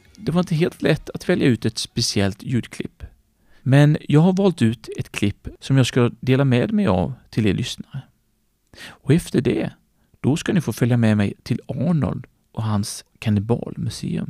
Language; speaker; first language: Swedish; native; Swedish